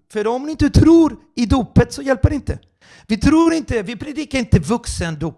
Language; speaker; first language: Swedish; non-native, fluent; Portuguese